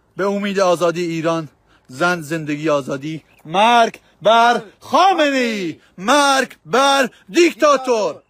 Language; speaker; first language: Persian; non-native, local second language; Central Kurdish